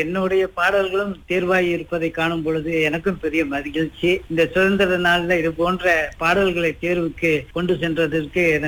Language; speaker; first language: Tamil; early bilingual, heritage; Tamil